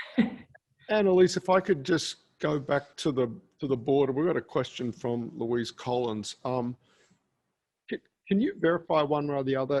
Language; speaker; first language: English; native; English